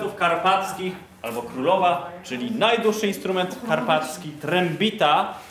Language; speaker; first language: Polish; native; Polish